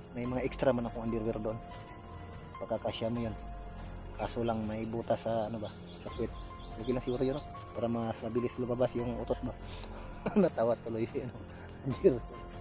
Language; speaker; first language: Filipino; non-native, local second language; Cebuano